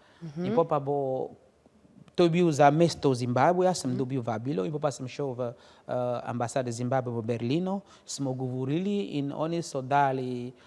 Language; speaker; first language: Slovenian; non-native, learner; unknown